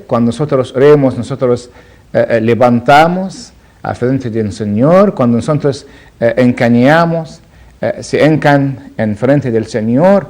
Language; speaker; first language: Spanish; non-native, learner; Arabic